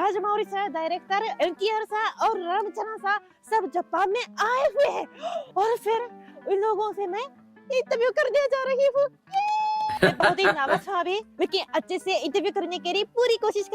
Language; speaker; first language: Hindi; non-native, fluent; Japanese